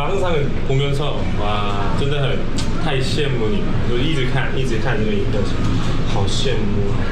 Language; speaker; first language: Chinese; non-native, fluent; Korean